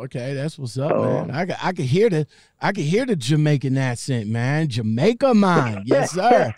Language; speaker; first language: English; native; English